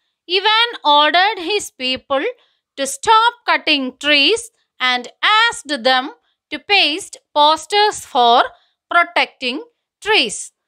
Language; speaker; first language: English; non-native, local second language; Malayalam